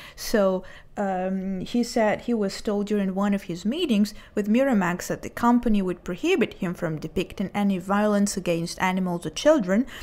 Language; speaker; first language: English; non-native, fluent; Hebrew